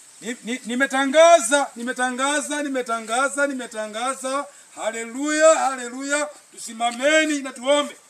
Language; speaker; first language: Swahili; non-native, local second language; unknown